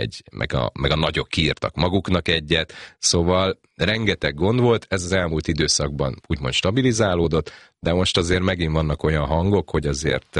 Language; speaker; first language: Hungarian; native; Hungarian